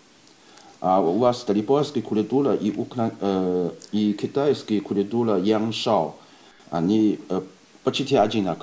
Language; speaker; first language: Russian; non-native, learner; Chinese